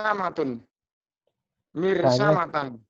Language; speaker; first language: Arabic; non-native, learner; Indonesian